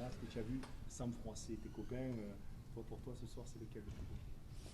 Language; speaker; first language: French; native; French